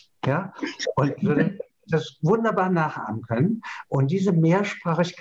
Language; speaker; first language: German; native; German